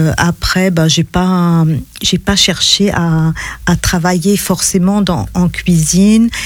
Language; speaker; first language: French; non-native, local second language; Arabic